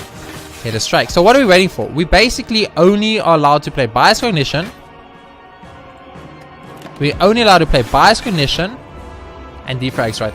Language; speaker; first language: English; native; English